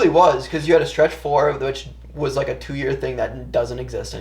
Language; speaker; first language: English; native; English